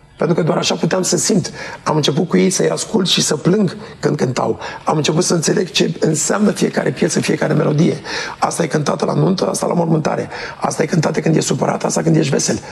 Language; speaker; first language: Romanian; early bilingual, heritage; Romanian